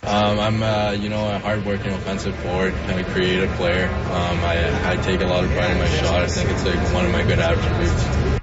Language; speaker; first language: English; non-native, fluent; French